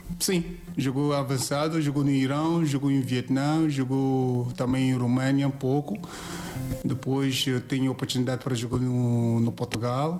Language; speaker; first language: Portuguese; non-native, learner; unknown